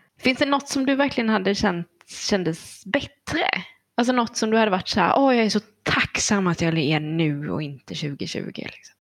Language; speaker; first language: Swedish; native; Swedish